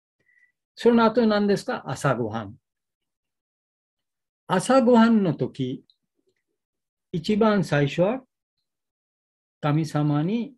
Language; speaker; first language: Japanese; non-native, learner; Bangla